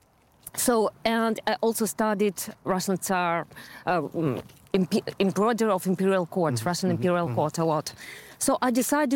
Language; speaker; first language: English; non-native, fluent; Russian